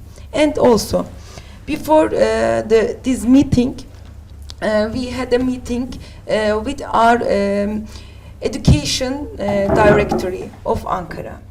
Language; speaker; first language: English; non-native, learner; Turkish